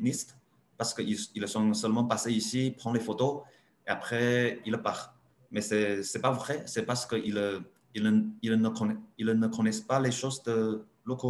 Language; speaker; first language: French; non-native, learner; Chinese